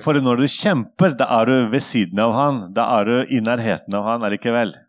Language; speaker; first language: Norwegian; non-native, fluent; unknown